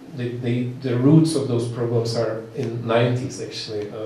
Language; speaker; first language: English; non-native, fluent; Czech